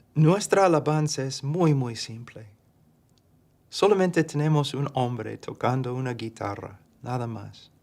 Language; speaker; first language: Spanish; non-native, fluent; English